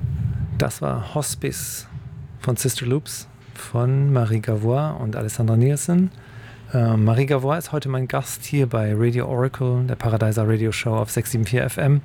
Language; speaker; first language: German; native; German